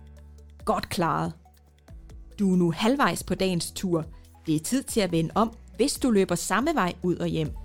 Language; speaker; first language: Danish; native; Danish